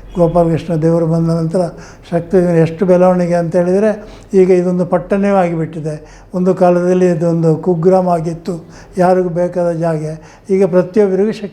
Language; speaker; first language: Kannada; native; Kannada